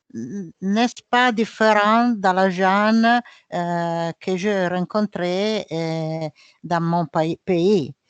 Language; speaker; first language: French; non-native, learner; Italian